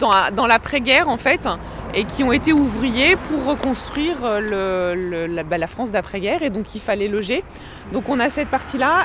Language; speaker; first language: French; native; French